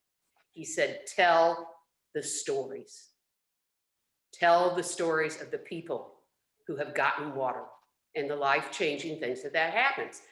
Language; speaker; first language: English; native; English